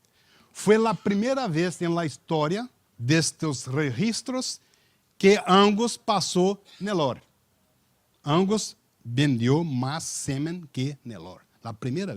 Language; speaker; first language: Spanish; non-native, learner; Portuguese